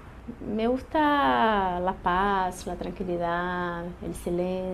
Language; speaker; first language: Spanish; early bilingual, heritage; Portuguese